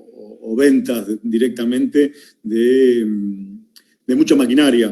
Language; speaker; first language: Spanish; native; Spanish